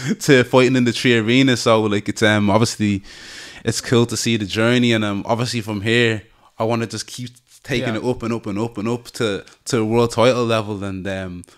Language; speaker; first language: English; native; English